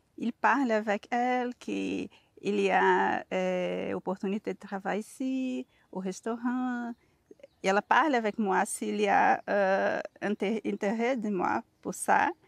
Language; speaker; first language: French; non-native, learner; Portuguese